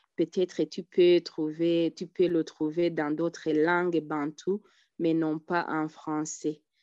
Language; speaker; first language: French; non-native, local second language; Rundi